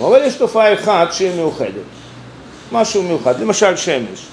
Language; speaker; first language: Hebrew; non-native, fluent; Russian